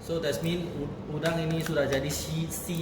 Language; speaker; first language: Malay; non-native, local second language; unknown